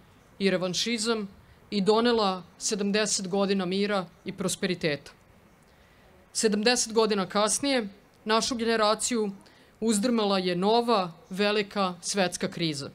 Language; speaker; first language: Bosnian; native; Bosnian